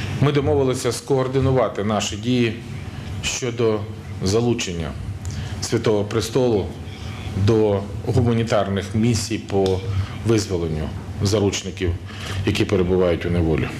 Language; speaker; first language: Ukrainian; native; Ukrainian